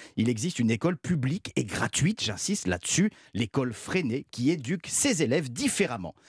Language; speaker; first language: French; native; French